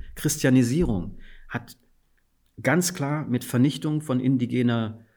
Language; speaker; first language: German; non-native, fluent; Fula